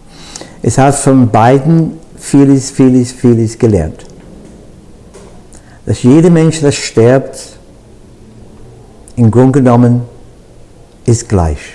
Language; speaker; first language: German; non-native, fluent; English